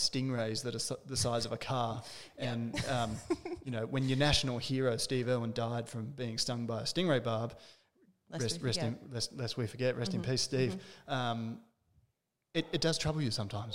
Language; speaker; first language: English; native; English